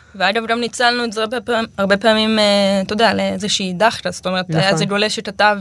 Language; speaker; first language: Hebrew; native; Hebrew